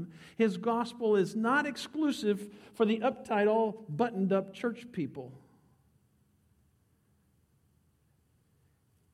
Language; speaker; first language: English; native; English